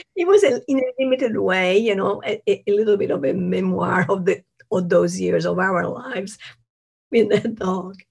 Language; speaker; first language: English; non-native, fluent; Italian